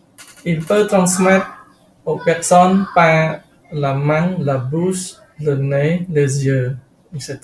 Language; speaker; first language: French; non-native, learner; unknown